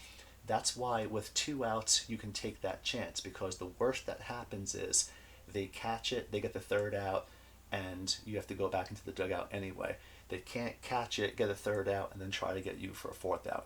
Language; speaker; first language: English; native; English